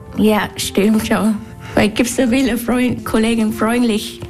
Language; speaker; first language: German; non-native, learner; Vietnamese